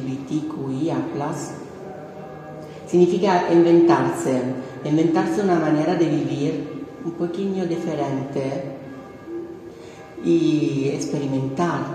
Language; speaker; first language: Spanish; non-native, fluent; Italian